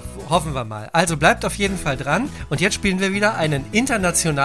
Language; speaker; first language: German; native; German